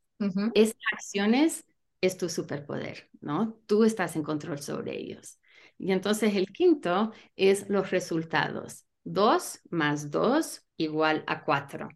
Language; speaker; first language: Spanish; early bilingual, heritage; Spanish